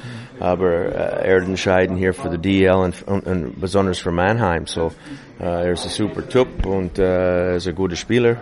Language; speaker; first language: German; non-native, fluent; English